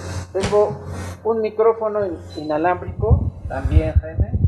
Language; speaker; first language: Spanish; native; Spanish